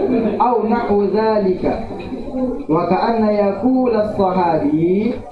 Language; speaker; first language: Arabic; non-native, fluent; Indonesian